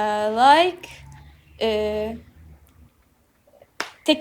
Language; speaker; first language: English; non-native, learner; Uzbek